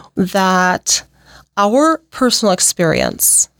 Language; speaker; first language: English; native; English